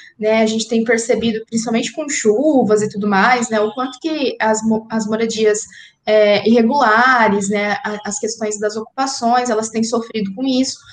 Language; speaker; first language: Portuguese; native; Portuguese